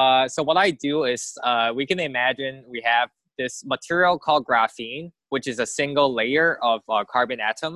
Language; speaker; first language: English; non-native, local second language; Cantonese